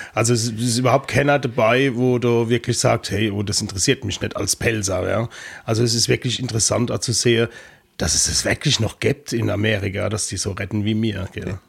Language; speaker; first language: German; native; German